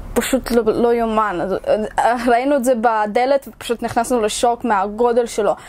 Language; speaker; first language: Hebrew; early bilingual, other home language; Russian